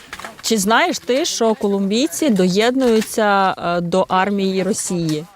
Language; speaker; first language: Ukrainian; native; Ukrainian